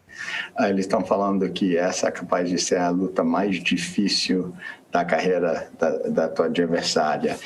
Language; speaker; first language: Portuguese; non-native, fluent; English